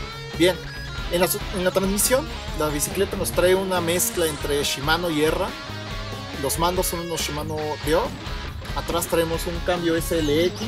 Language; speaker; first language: Spanish; native; Spanish